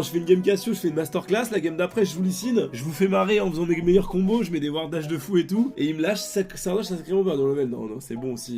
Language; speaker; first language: French; native; French